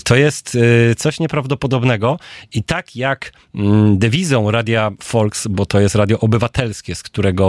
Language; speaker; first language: Polish; native; Polish